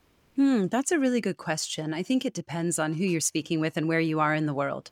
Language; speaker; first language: English; native; English